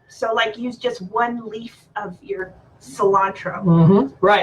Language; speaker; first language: English; native; English